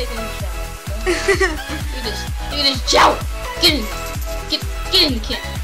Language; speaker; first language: English; native; English